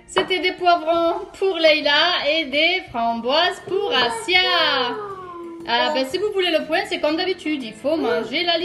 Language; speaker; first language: French; native; French